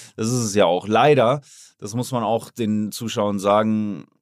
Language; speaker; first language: German; native; German